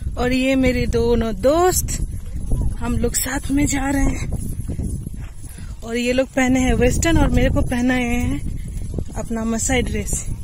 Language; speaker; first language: Hindi; non-native, local second language; Santali